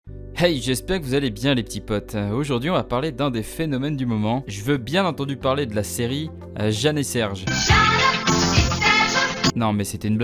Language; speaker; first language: French; native; French